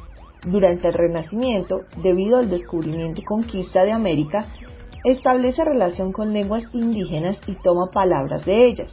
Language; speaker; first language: Spanish; native; Spanish